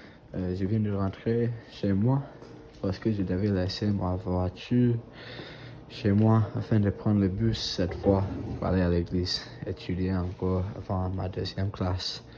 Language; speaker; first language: French; non-native, fluent; English